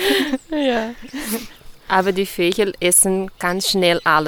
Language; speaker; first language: German; non-native, learner; Portuguese